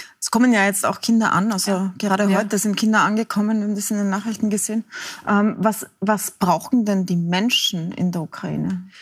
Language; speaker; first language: German; native; German